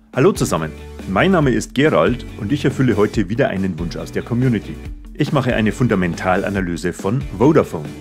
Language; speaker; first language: German; native; German